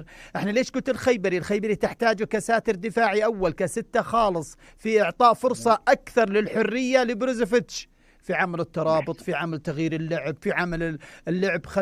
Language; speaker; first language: Arabic; native; Arabic